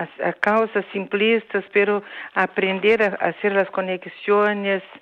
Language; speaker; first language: Spanish; non-native, fluent; Portuguese